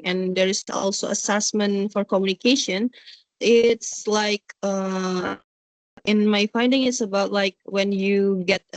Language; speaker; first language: English; non-native, learner; Indonesian